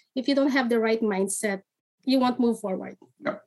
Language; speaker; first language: English; non-native, local second language; Filipino